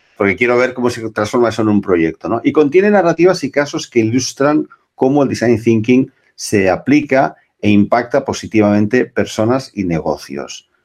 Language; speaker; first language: Spanish; non-native, local second language; Catalan